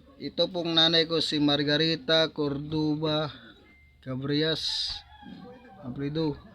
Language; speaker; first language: Filipino; non-native, local second language; Cebuano